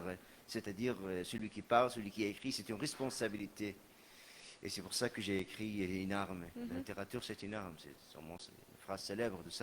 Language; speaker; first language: French; non-native, fluent; Arabic